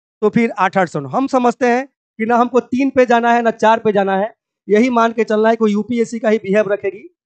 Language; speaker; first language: Hindi; native; Hindi